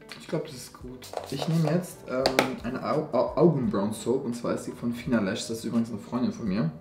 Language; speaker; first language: German; early bilingual, other home language; Albanian